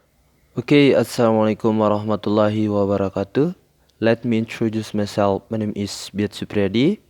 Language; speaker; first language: English; non-native, learner; Indonesian